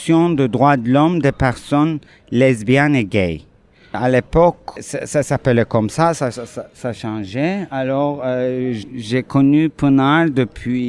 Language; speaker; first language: French; non-native, fluent; Turkish